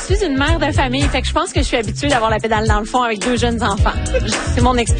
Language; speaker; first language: French; native; French